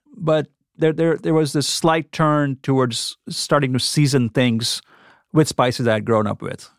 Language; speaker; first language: English; non-native, local second language; Gujarati